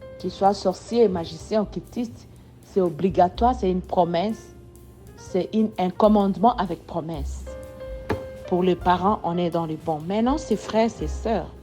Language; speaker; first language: French; non-native, local second language; Lingala